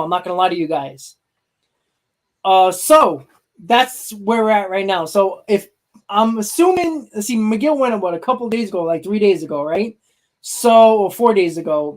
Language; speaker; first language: English; native; English